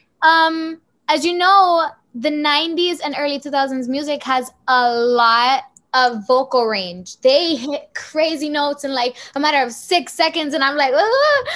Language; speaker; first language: English; early bilingual, other home language; Spanish